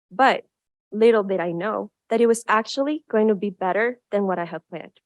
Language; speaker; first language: English; non-native, fluent; Spanish